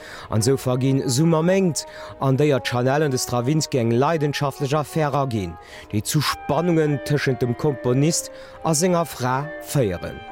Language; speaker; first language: Luxembourgish; native; Luxembourgish